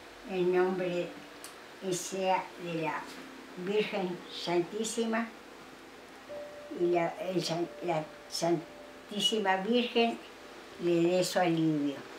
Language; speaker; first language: Spanish; early bilingual, heritage; Spanish